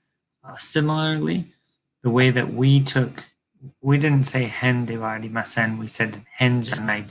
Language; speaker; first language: Japanese; non-native, fluent; English